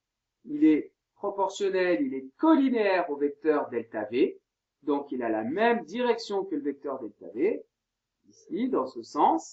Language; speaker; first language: French; native; French